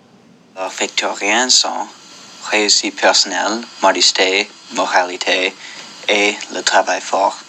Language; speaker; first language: French; non-native, local second language; English